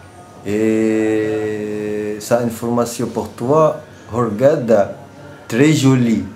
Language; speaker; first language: French; non-native, learner; Arabic